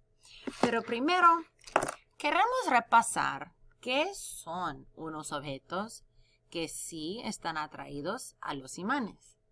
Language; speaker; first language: Spanish; non-native, fluent; English